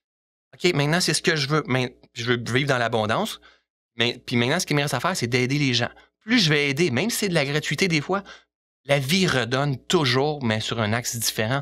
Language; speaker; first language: French; native; French